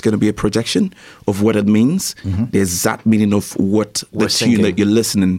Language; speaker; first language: English; non-native, local second language; Yoruba